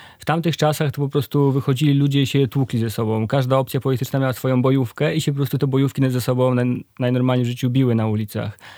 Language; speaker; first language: Polish; native; Polish